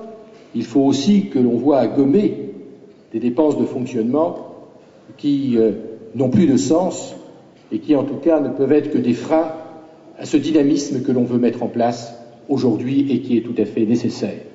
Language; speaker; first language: French; native; French